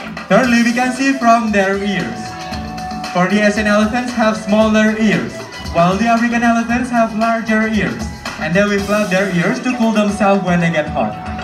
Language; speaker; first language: English; non-native, fluent; Indonesian